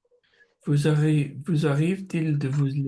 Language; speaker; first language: French; non-native, learner; English